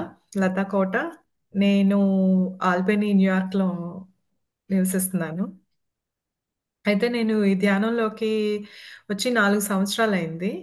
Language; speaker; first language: Telugu; native; Telugu